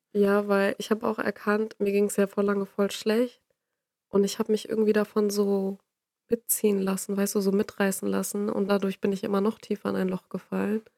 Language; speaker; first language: German; native; German